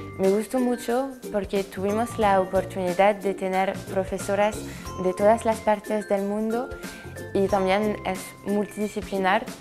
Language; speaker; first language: Spanish; non-native, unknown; French